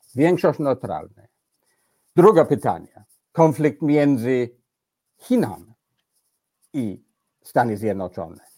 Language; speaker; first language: Polish; non-native, fluent; English